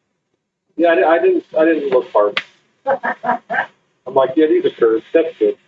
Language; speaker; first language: English; native; English